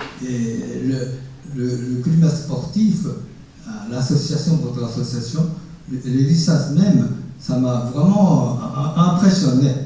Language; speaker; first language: French; non-native, fluent; Japanese